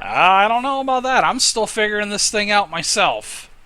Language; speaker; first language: English; native; English